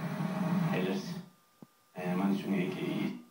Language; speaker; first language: Danish; non-native, learner; Turkish